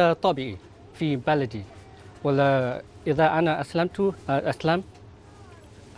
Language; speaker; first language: Arabic; non-native, learner; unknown